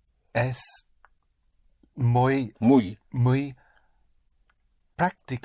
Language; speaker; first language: Spanish; non-native, learner; English